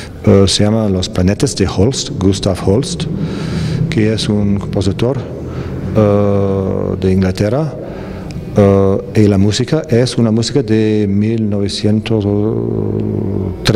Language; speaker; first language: Spanish; non-native, fluent; English